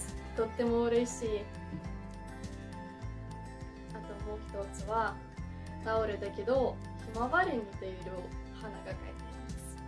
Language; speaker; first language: Japanese; non-native, learner; Ukrainian